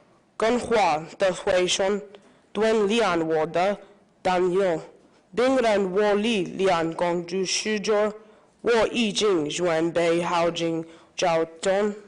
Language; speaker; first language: Chinese; non-native, learner; English